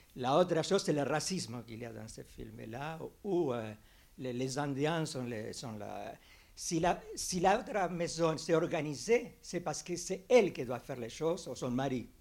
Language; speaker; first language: French; non-native, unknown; Spanish